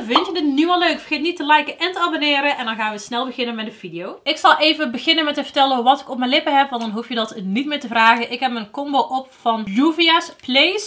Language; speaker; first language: Dutch; native; Dutch